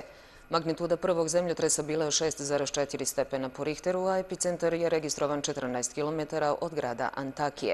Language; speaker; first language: Serbian; native; Serbian